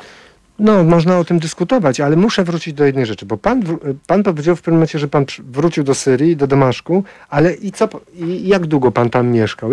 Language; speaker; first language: Polish; native; Polish